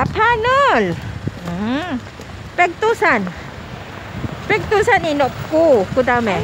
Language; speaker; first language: Korean; non-native, learner; Filipino